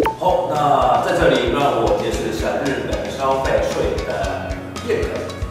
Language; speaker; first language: Chinese; non-native, fluent; Japanese